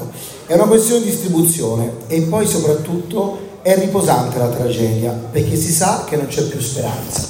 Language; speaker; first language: Italian; native; Italian